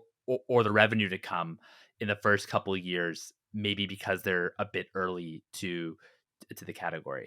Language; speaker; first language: English; native; English